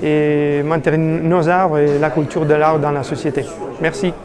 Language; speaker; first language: French; non-native, fluent; Spanish